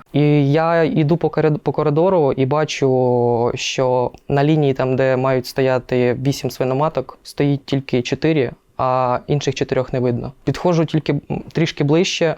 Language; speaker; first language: Ukrainian; non-native, local second language; Russian